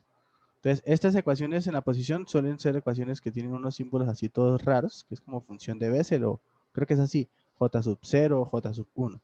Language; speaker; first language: Spanish; native; Spanish